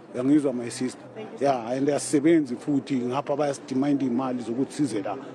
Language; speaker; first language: Zulu; native; Zulu